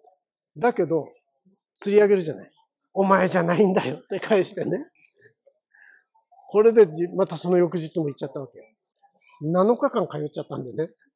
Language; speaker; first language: Japanese; native; Japanese